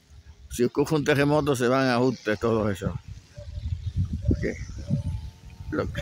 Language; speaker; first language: Spanish; native; Spanish